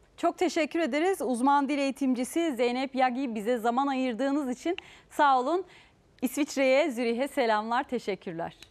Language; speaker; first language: Turkish; native; Turkish